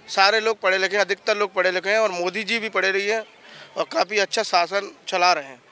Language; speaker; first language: Hindi; native; Hindi